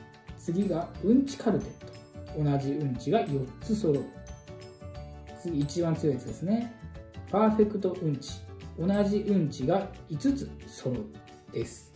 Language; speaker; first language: Japanese; native; Japanese